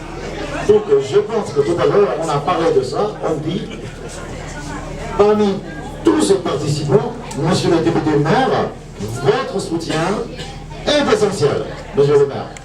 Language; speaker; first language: French; non-native, fluent; Chinese